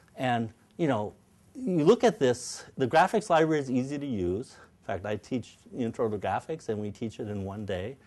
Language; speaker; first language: English; native; English